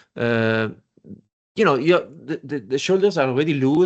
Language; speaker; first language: English; non-native, fluent; Italian